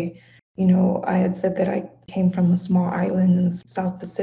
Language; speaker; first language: English; non-native, fluent; Samoan